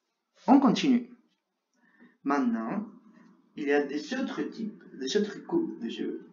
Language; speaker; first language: French; non-native, fluent; Spanish